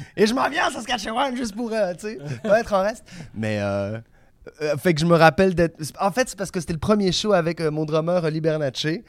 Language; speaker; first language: French; native; French